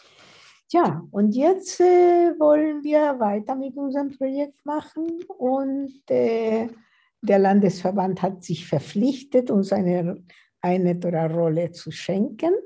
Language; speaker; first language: German; non-native, fluent; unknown